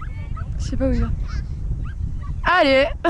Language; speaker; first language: French; native; French